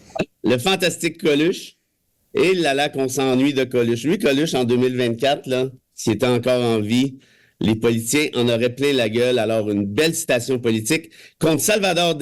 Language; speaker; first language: French; native; French